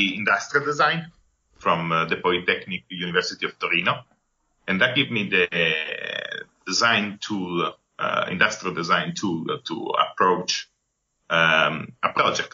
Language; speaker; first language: English; non-native, fluent; Italian